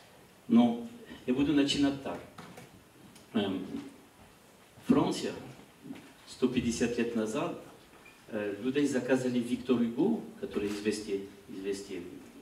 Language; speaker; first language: Russian; non-native, learner; French